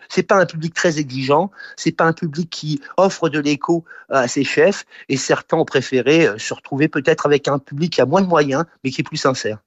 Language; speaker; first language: French; native; French